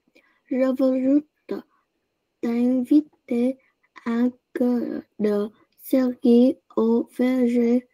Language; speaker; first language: French; non-native, learner; Vietnamese